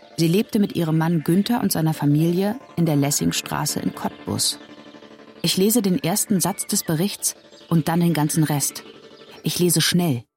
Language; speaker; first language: German; native; German